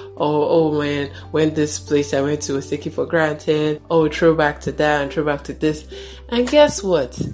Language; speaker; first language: English; non-native, local second language; Yoruba